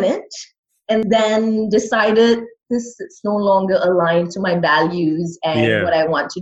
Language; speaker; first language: English; non-native, local second language; Tamil